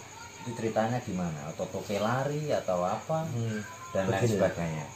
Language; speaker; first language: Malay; non-native, local second language; Javanese